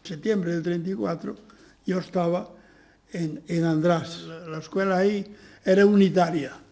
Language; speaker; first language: Spanish; non-native, local second language; Galician